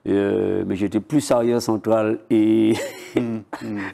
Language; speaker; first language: French; native; French